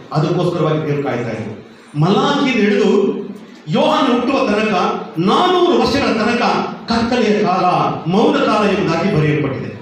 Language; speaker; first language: Kannada; non-native, local second language; Tamil